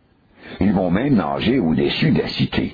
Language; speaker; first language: French; native; French